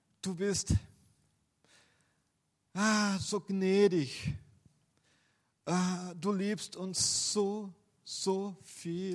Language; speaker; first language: German; non-native, fluent; Portuguese